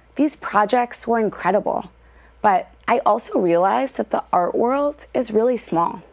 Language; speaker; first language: English; native; English